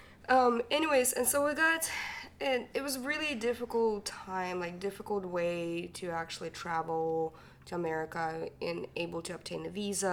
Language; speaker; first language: English; non-native, fluent; Ukrainian